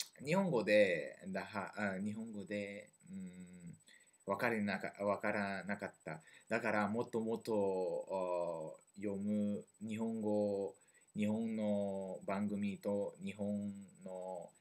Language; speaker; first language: Japanese; non-native, learner; French